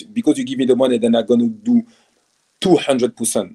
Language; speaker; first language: English; non-native, fluent; French